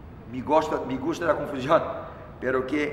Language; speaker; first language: Spanish; non-native, fluent; Portuguese